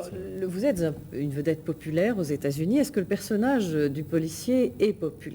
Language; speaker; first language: French; native; French